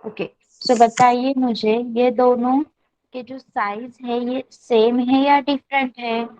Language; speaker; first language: Hindi; non-native, local second language; Marathi